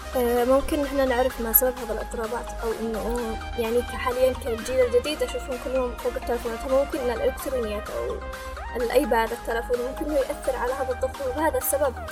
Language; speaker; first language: Arabic; native; Arabic